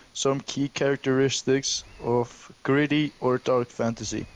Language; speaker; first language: English; non-native, fluent; Icelandic